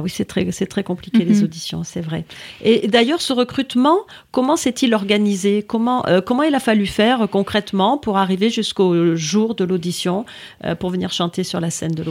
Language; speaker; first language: French; native; French